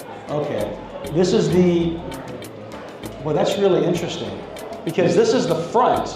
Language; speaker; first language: English; native; English